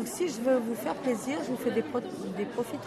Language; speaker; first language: French; native; French